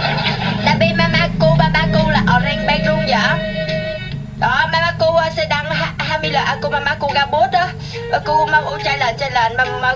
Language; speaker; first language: Indonesian; non-native, learner; Vietnamese